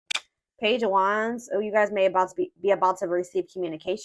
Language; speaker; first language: English; native; English